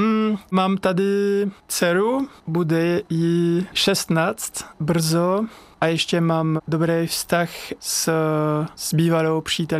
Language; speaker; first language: Czech; non-native, fluent; French